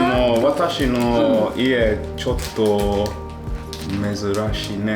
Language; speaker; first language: Japanese; non-native, learner; English